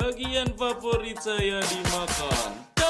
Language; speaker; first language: Indonesian; non-native, learner; Japanese